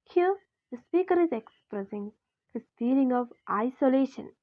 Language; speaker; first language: English; non-native, local second language; Malayalam